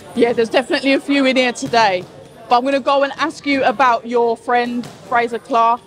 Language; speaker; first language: English; native; English